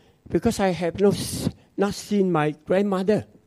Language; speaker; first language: English; non-native, local second language; Min Nan Chinese